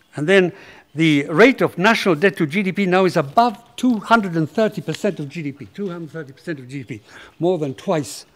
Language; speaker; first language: English; non-native, fluent; Spanish